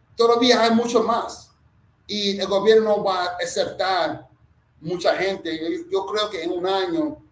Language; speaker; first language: Spanish; non-native, fluent; English